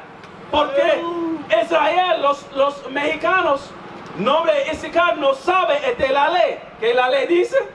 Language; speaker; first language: Spanish; non-native, learner; English